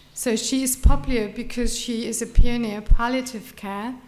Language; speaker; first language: English; non-native, fluent; German